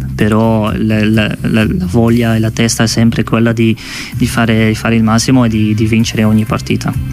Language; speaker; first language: Italian; non-native, fluent; Dutch